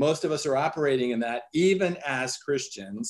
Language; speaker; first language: English; native; English